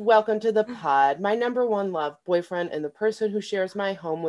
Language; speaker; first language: English; native; English